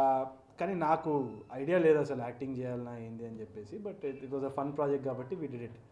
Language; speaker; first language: Telugu; native; Telugu